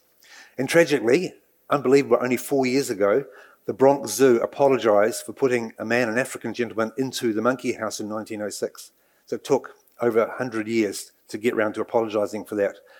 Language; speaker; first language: English; native; English